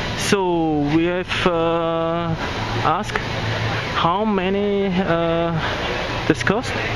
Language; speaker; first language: English; non-native, learner; German